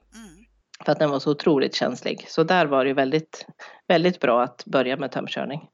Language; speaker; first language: Swedish; native; Swedish